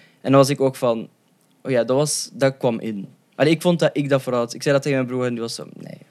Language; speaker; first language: Dutch; early bilingual, other home language; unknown